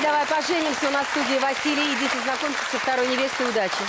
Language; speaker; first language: Russian; native; Russian